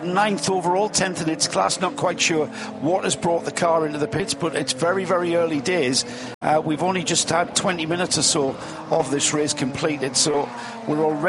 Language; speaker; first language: English; native; English